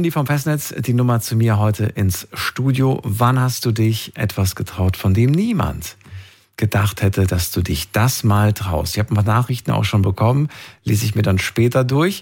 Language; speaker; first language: German; native; German